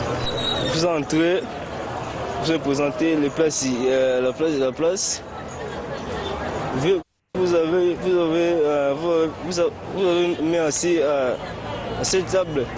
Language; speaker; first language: French; non-native, learner; Lingala